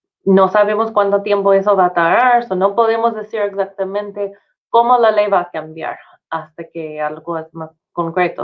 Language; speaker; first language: Spanish; non-native, fluent; English